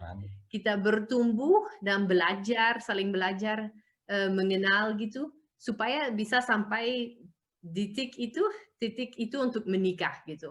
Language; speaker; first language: Indonesian; non-native, fluent; Dutch